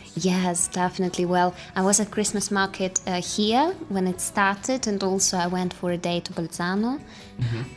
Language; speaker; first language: English; non-native, fluent; Russian